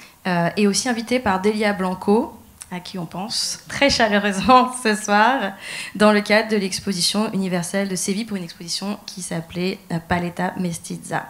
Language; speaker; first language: French; native; French